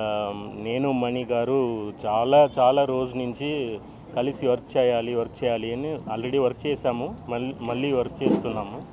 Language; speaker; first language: Telugu; non-native, learner; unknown